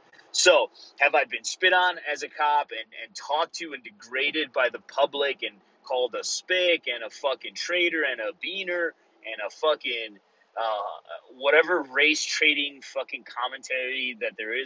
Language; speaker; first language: English; early bilingual, other home language; Spanish